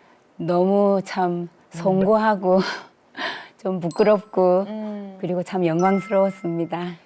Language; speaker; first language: Korean; native; Korean